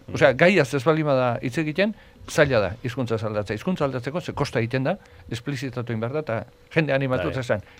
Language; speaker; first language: Basque; native; Basque